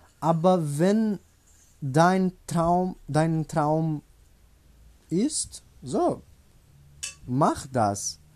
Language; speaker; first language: German; non-native, learner; Portuguese